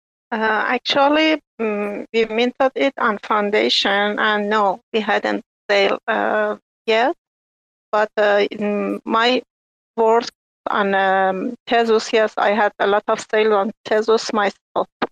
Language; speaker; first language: English; non-native, learner; Persian